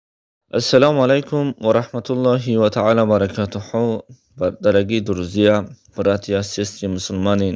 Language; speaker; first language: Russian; non-native, learner; Tajik